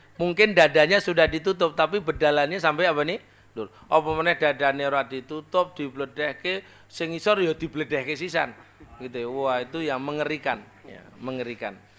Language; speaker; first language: Indonesian; native; Indonesian